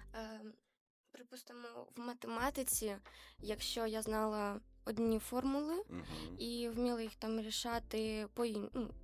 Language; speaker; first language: Ukrainian; non-native, local second language; Romanian